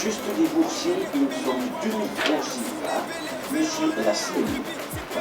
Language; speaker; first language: French; native; French